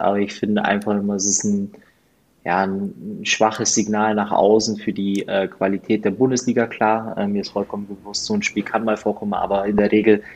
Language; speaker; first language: German; native; German